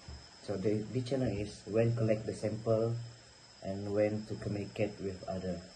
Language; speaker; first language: English; non-native, learner; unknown